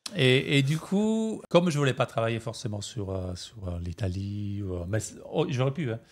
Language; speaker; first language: French; non-native, fluent; Italian